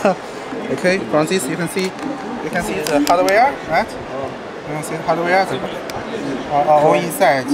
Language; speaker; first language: English; non-native, learner; Chinese